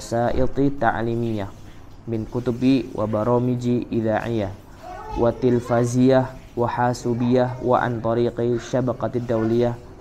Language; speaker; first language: Arabic; non-native, fluent; Indonesian